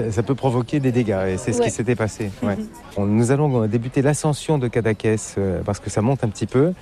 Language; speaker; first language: French; native; French